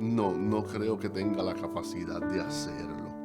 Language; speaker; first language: Spanish; native; Spanish